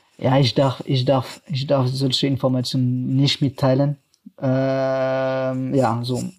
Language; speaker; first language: German; non-native, fluent; French